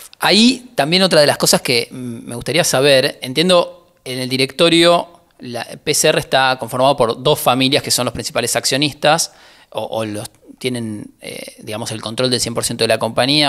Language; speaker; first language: Spanish; native; Spanish